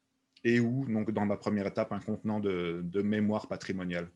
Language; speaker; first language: French; native; French